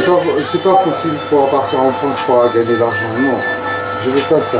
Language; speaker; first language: French; non-native, learner; Arabic